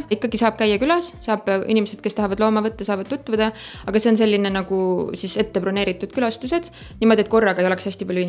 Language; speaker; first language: Estonian; native; Estonian